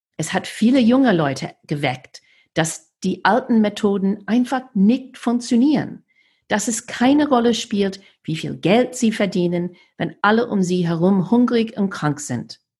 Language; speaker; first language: German; non-native, fluent; English